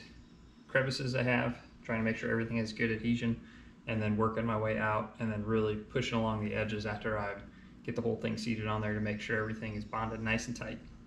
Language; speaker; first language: English; native; English